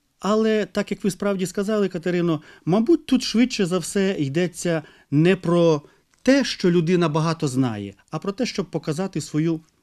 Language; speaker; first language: Ukrainian; native; Ukrainian